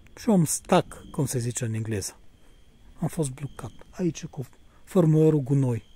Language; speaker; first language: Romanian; non-native, fluent; Bulgarian